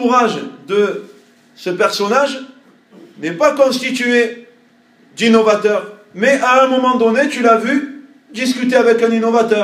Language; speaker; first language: French; native; French